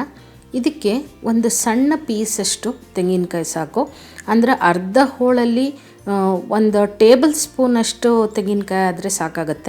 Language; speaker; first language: Kannada; native; Kannada